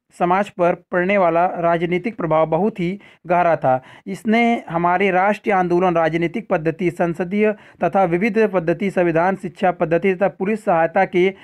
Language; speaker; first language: Hindi; native; Hindi